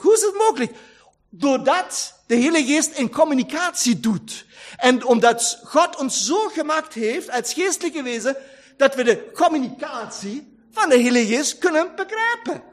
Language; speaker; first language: Dutch; non-native, fluent; German